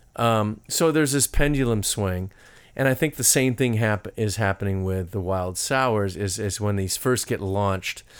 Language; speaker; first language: English; native; English